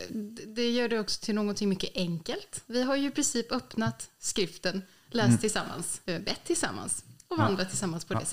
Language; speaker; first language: Swedish; native; Swedish